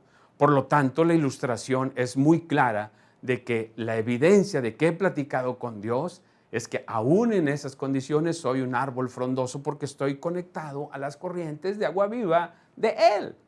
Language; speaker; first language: Spanish; native; Spanish